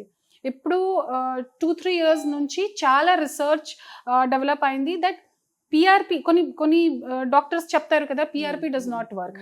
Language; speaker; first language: Telugu; non-native, local second language; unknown